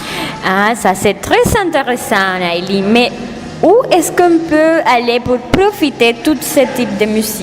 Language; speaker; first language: French; non-native, learner; Spanish